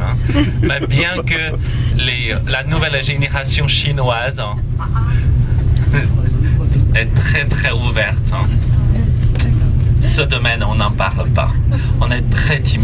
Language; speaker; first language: French; non-native, fluent; Chinese